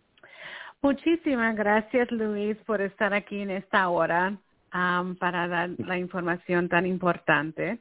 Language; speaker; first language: Spanish; early bilingual, heritage; Spanish